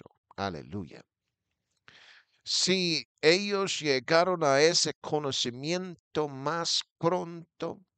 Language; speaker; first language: Spanish; non-native, fluent; English